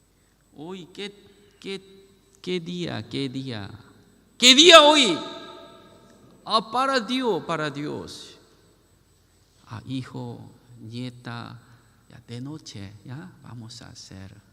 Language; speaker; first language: Spanish; non-native, learner; Korean